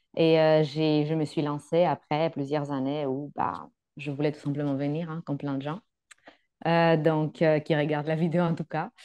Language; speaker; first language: French; non-native, fluent; Greek